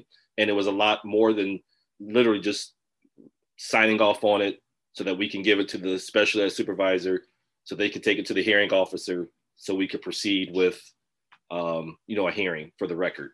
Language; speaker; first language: English; native; English